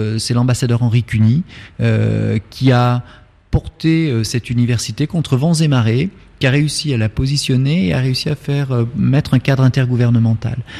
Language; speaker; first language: French; native; French